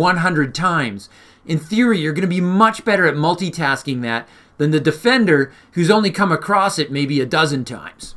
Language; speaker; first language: English; native; English